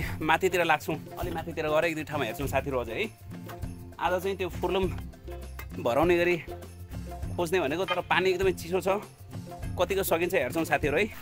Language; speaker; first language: Nepali; non-native, local second language; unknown